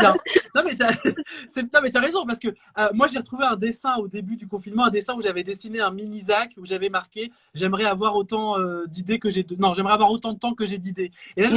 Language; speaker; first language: French; native; French